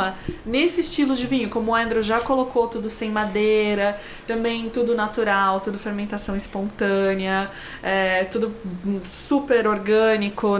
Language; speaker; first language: Portuguese; native; Portuguese